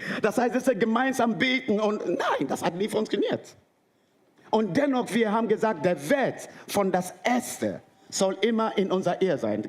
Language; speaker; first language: German; non-native, fluent; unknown